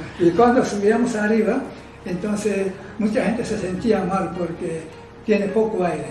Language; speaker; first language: Spanish; non-native, fluent; Japanese